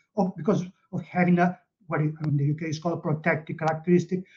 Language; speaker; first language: English; non-native, fluent; Catalan